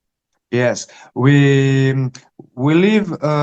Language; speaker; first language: English; early bilingual, heritage; Spanish